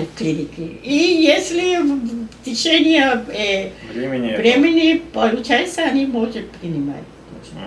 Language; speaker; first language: Russian; non-native, learner; Spanish